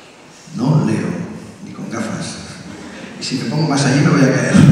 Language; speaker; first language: Spanish; native; Spanish